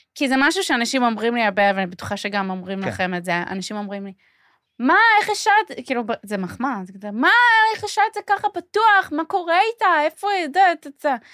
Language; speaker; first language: Hebrew; non-native, fluent; English